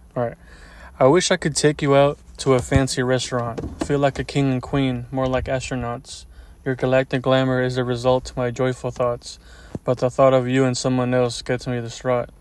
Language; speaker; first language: English; early bilingual, other home language; Spanish